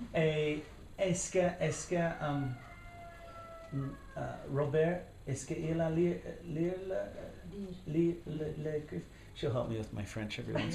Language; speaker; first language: French; non-native, fluent; English